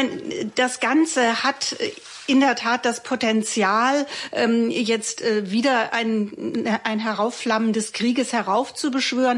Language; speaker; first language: German; native; German